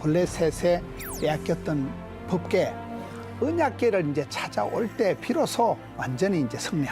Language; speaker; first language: Korean; native; Korean